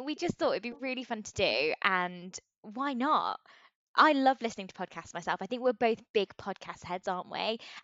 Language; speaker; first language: English; native; English